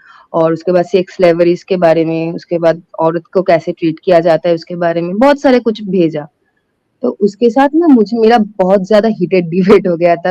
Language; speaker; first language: Hindi; non-native, local second language; Bangla